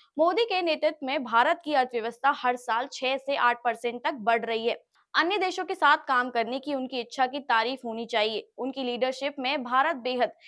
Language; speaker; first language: Hindi; native; Hindi